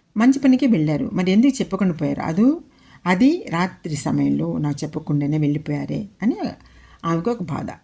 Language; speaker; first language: Telugu; non-native, local second language; Urdu